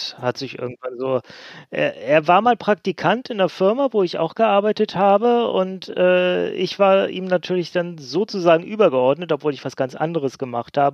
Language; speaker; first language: German; native; German